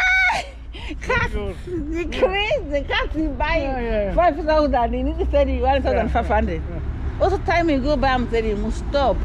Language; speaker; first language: English; non-native, learner; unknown